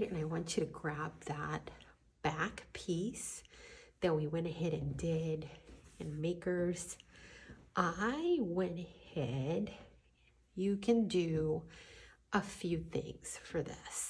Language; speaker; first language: English; native; English